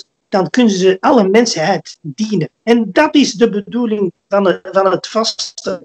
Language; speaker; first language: Dutch; early bilingual, other home language; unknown